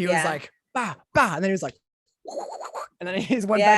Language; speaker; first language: English; native; English